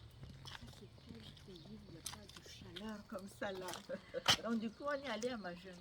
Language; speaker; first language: French; non-native, local second language; Malagasy